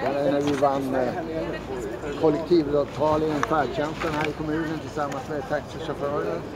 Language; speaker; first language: Swedish; native; Swedish